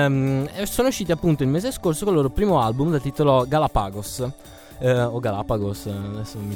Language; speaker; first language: Italian; native; Italian